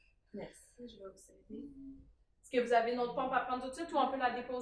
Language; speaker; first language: French; native; French